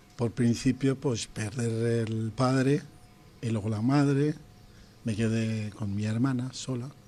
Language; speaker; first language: Spanish; non-native, fluent; Persian